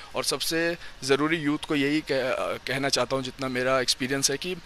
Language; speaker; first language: Hindi; native; Hindi